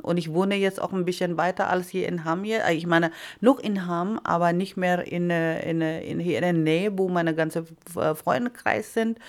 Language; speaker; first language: German; non-native, fluent; Iloko